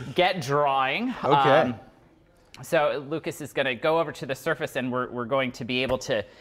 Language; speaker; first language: English; native; English